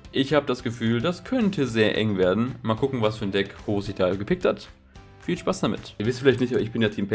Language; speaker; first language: German; native; German